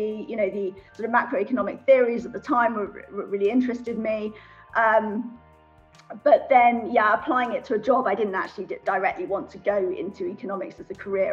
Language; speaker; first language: English; native; English